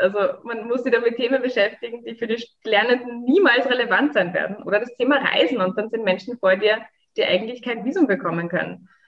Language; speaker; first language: German; native; German